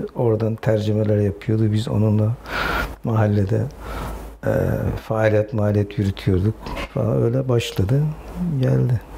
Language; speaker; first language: Turkish; non-native, local second language; Zaza